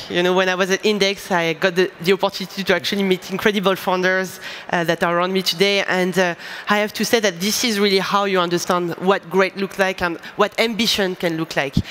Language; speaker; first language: English; non-native, fluent; French